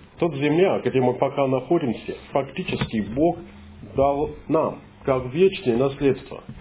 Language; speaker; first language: Russian; non-native, fluent; English